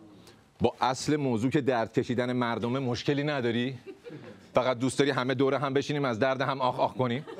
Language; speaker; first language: Persian; native; Persian